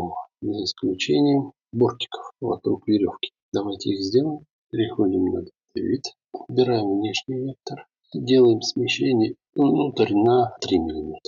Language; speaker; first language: Russian; native; Russian